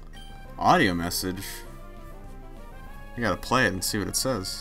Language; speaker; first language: English; native; English